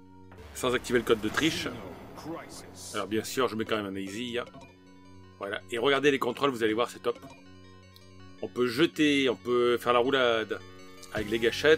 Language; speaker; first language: French; native; French